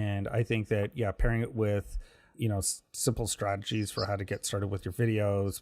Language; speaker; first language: English; native; English